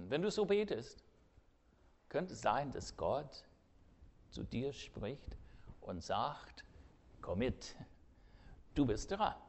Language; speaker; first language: German; non-native, fluent; English